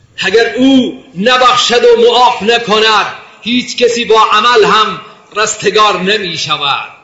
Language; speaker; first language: Persian; non-native, local second language; Baluchi